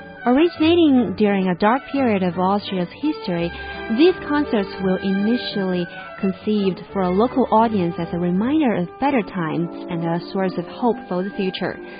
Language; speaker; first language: English; non-native, fluent; Chinese